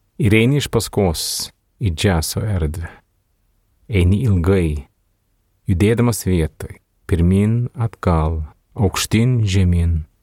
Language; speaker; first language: Lithuanian; non-native, fluent; Swedish